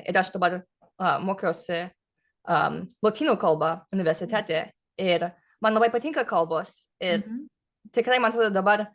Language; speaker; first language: Lithuanian; early bilingual, heritage; English